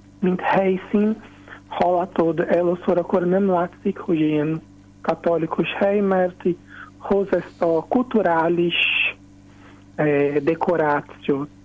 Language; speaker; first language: Hungarian; non-native, learner; Portuguese